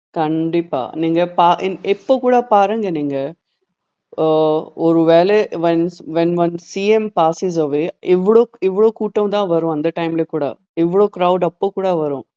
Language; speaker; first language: Tamil; non-native, learner; Gujarati